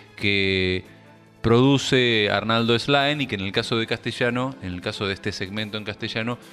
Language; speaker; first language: Spanish; native; Spanish